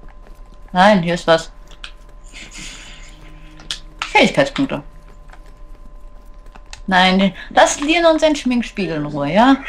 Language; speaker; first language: German; native; German